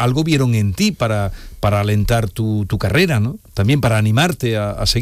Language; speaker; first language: Spanish; native; Spanish